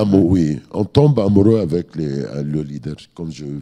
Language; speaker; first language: French; non-native, fluent; Arabic